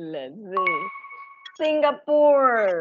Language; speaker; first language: English; non-native, fluent; Spanish